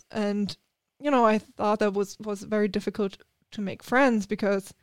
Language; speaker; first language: English; non-native, fluent; German